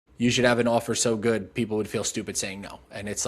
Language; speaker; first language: English; native; English